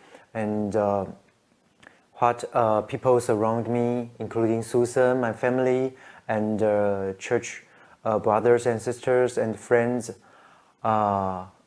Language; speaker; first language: English; non-native, learner; Chinese